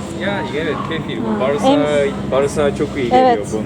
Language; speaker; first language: Turkish; non-native, fluent; Japanese